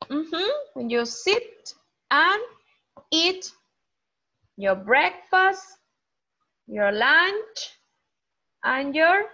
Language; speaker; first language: English; non-native, fluent; Spanish